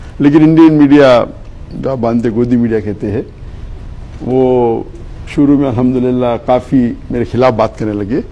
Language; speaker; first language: Urdu; non-native, local second language; Konkani